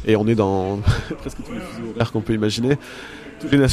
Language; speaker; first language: French; native; French